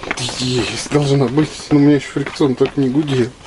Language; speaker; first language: Russian; native; Russian